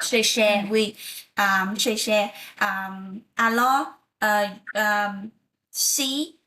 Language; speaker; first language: French; non-native, learner; Vietnamese